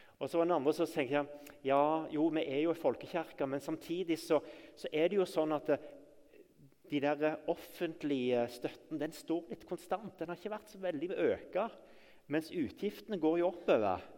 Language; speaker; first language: Norwegian; native; Norwegian